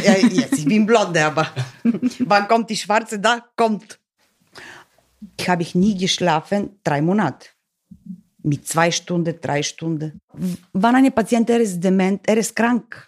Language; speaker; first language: German; non-native, learner; Bulgarian